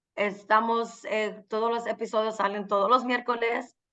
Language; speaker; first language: Spanish; early bilingual, other home language; English